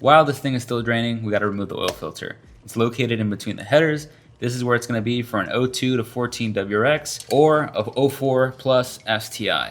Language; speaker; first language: English; native; English